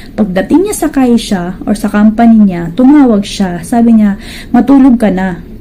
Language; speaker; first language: Filipino; native; Filipino